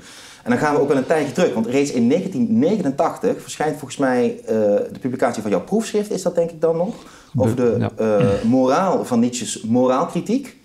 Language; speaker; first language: Dutch; native; Dutch